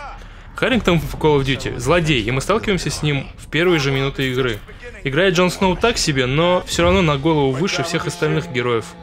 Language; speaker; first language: Russian; native; Russian